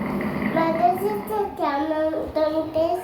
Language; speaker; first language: Italian; early bilingual, other home language; Albanian